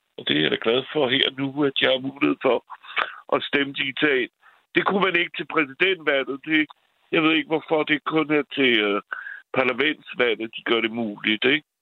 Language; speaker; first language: Danish; non-native, fluent; French